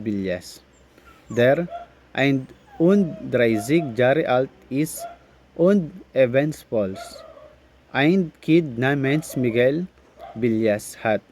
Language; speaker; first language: German; non-native, learner; Filipino